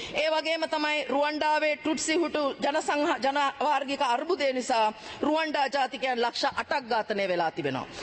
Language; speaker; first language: Sinhala; non-native, local second language; Tamil